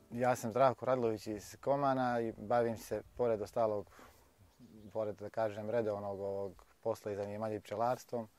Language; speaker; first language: Bosnian; native; Bosnian